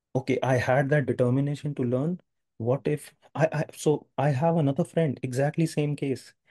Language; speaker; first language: English; non-native, local second language; Hindi